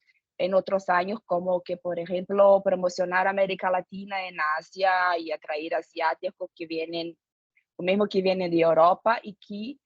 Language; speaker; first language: Spanish; non-native, fluent; Portuguese